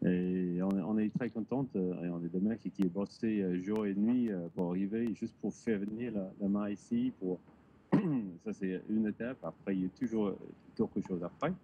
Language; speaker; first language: French; non-native, learner; English